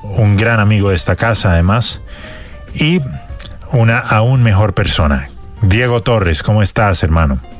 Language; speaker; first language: Spanish; native; Spanish